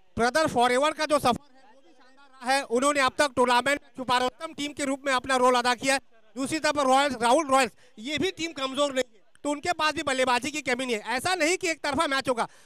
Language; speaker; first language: Hindi; non-native, local second language; Marathi